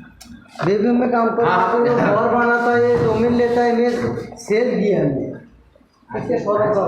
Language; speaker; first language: Hindi; non-native, learner; Bangla